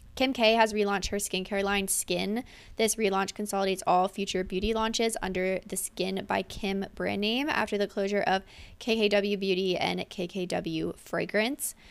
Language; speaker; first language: English; native; English